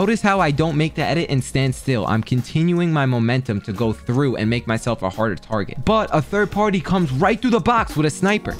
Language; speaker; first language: English; native; English